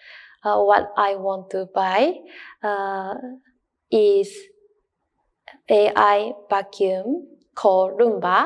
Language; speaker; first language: English; non-native, learner; Japanese